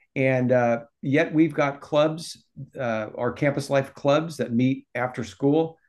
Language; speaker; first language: English; native; English